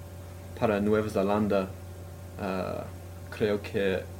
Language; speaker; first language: Spanish; non-native, fluent; English